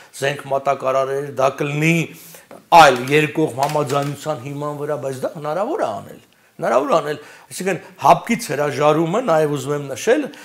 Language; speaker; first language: Armenian; native; Armenian